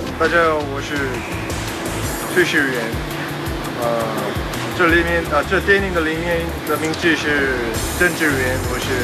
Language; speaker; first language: Chinese; non-native, learner; Korean